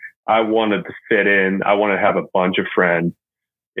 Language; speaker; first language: English; non-native, fluent; Chinese